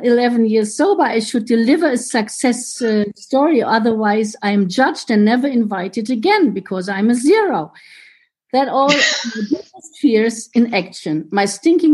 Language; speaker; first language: English; non-native, fluent; German